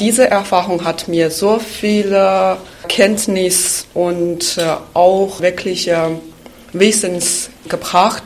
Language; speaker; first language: German; non-native, fluent; Chinese